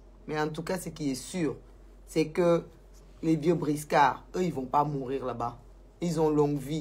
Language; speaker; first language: French; non-native, local second language; Wolof